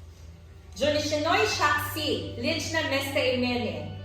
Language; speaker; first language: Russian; non-native, learner; Filipino